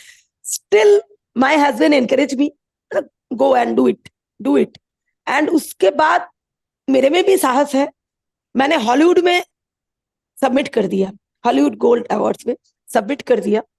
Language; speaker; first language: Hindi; non-native, local second language; Bangla